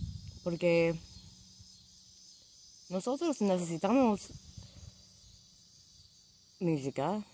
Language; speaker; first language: Spanish; non-native, learner; English